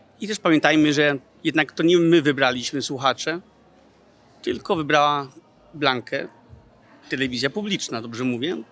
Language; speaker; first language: Polish; early bilingual, heritage; Polish